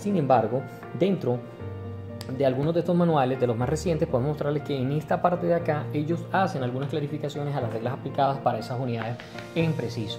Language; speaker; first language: Spanish; native; Spanish